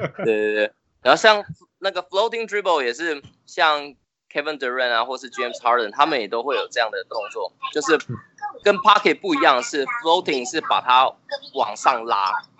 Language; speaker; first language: Chinese; native; Chinese